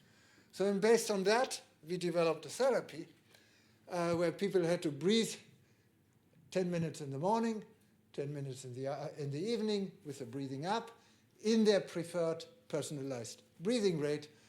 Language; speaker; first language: English; non-native, fluent; German